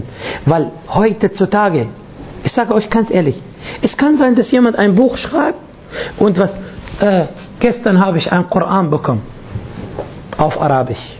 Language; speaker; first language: German; non-native, fluent; Arabic